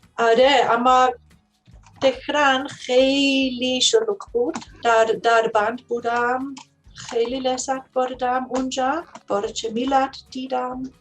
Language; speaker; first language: Persian; non-native, learner; German